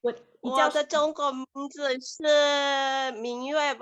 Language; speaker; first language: Chinese; non-native, learner; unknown